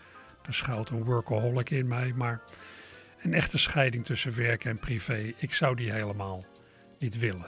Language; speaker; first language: Dutch; native; Dutch